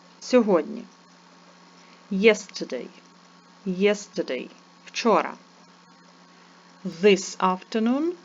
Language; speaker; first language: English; non-native, fluent; Ukrainian